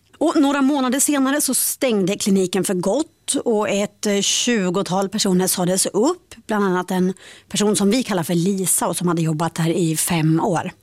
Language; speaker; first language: Swedish; native; Swedish